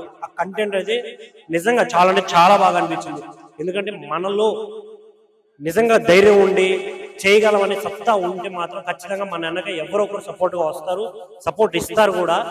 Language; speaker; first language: Telugu; native; Telugu